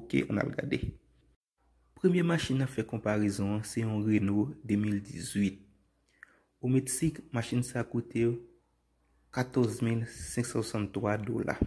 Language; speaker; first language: French; non-native, local second language; Haitian Creole